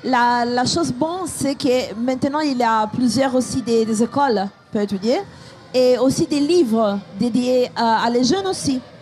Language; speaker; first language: French; non-native, fluent; Italian